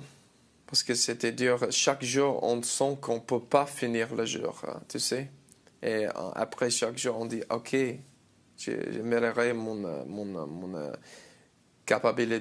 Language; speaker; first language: French; non-native, learner; English